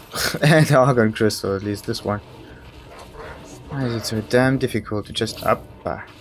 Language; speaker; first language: English; non-native, fluent; German